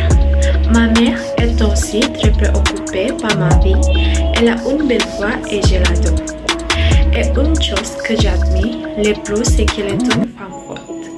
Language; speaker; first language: French; non-native, learner; Indonesian